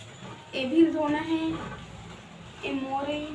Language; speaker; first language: Hindi; non-native, local second language; Chhattisgarhi